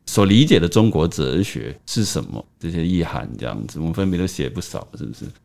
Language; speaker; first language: Chinese; native; Chinese